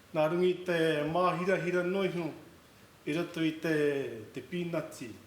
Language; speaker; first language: Māori; native; Māori